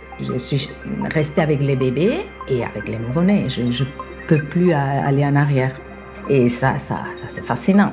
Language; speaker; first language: French; non-native, fluent; Spanish